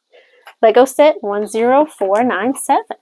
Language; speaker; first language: English; native; English